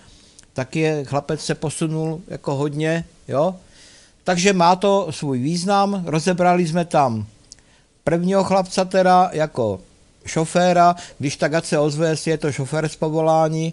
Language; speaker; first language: Czech; native; Czech